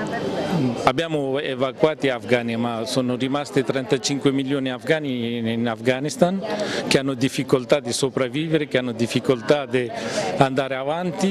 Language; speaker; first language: Italian; non-native, fluent; Persian